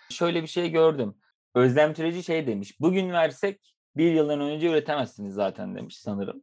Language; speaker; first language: Turkish; native; Turkish